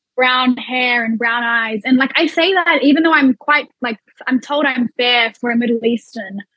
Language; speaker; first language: English; early bilingual, other home language; Arabic